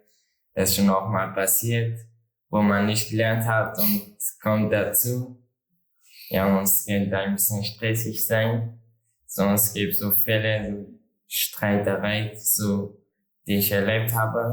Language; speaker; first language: German; non-native, learner; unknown